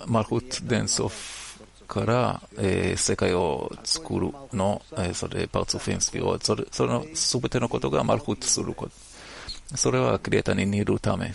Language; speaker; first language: Japanese; non-native, learner; Hebrew